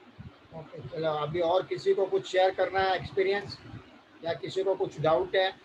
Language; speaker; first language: Hindi; native; Hindi